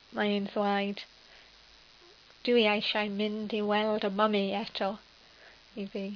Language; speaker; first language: Welsh; non-native, learner; English